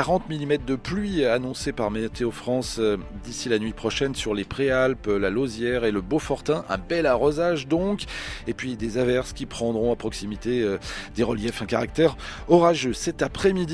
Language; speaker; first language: French; native; French